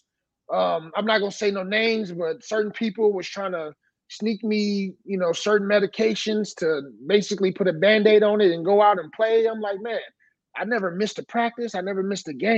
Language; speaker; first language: English; native; English